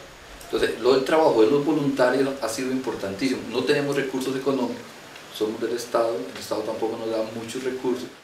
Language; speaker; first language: Spanish; native; Spanish